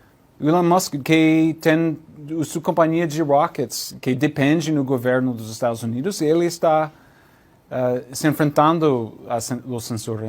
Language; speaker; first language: Portuguese; non-native, learner; English